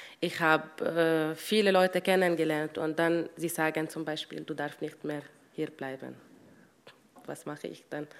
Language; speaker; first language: German; non-native, learner; Arabic